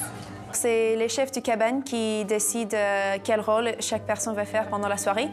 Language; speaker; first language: French; non-native, learner; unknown